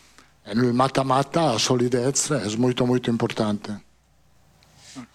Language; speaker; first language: Portuguese; non-native, fluent; Italian